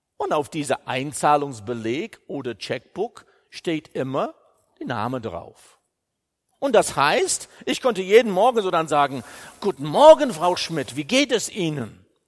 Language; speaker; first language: German; non-native, fluent; English